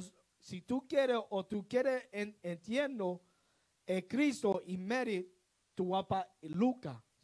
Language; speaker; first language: Spanish; non-native, learner; English